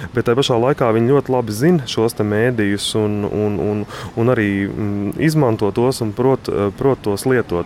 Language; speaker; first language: Latvian; native; Latvian